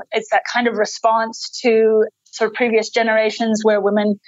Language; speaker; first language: English; native; English